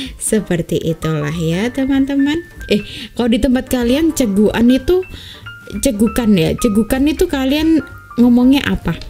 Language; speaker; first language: Indonesian; native; Indonesian